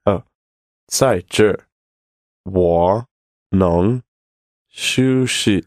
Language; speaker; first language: Chinese; non-native, learner; English